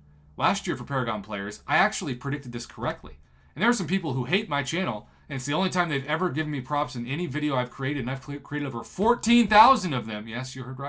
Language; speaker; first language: English; native; English